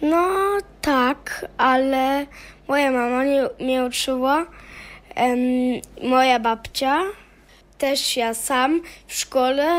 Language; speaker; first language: Polish; early bilingual, heritage; German